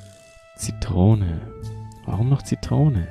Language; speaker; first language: German; native; German